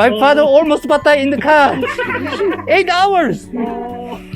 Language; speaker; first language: English; non-native, learner; Korean